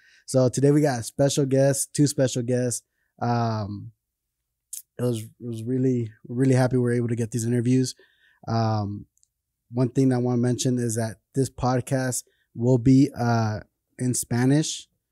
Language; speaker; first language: English; early bilingual, other home language; Spanish